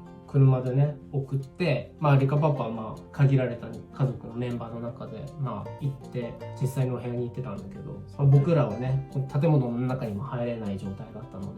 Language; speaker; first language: Japanese; native; Japanese